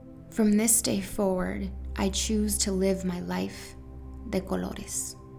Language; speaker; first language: English; early bilingual, other home language; Spanish